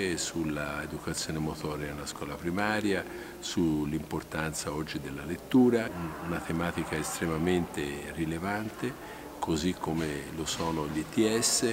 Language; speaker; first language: Italian; native; Italian